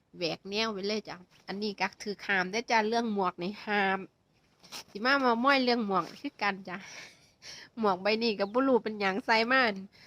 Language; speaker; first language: Thai; native; Thai